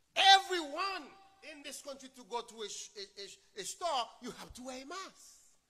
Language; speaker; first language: English; non-native, fluent; Haitian Creole